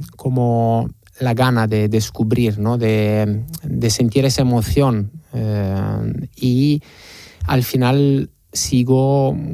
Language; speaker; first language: Spanish; non-native, fluent; Italian